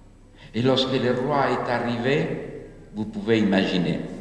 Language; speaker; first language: French; non-native, fluent; Spanish